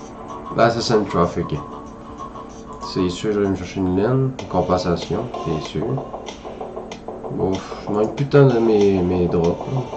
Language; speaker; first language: French; native; French